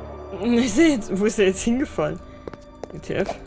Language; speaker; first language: German; native; German